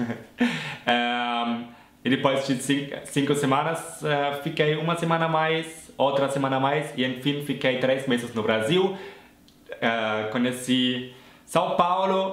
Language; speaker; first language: English; non-native, fluent; German